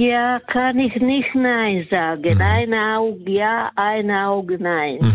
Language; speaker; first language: German; non-native, learner; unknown